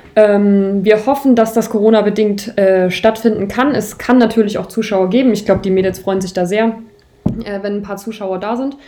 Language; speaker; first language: German; native; German